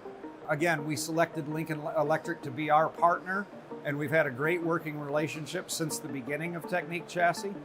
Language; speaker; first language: English; native; English